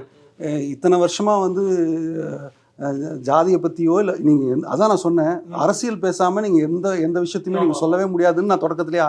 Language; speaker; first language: Tamil; native; Tamil